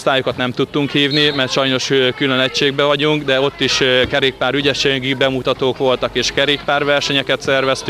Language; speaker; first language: Hungarian; native; Hungarian